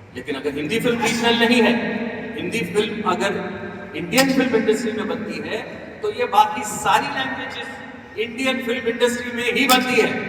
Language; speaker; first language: Hindi; non-native, local second language; Marathi